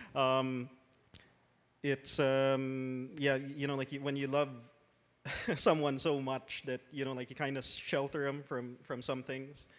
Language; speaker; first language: English; non-native, local second language; Filipino